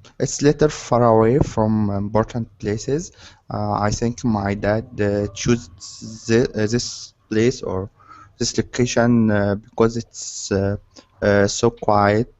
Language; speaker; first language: English; non-native, learner; Arabic